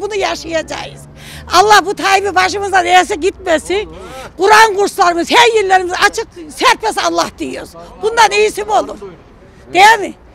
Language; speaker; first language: Turkish; native; Turkish